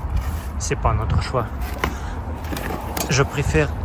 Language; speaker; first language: French; non-native, fluent; Russian